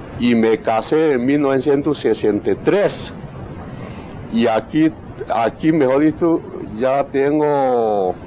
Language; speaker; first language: Spanish; non-native, learner; Chinese